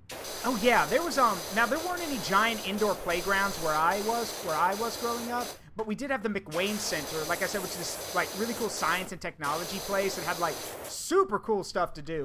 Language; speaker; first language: English; native; English